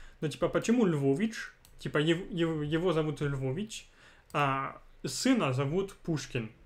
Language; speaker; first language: Russian; non-native, fluent; French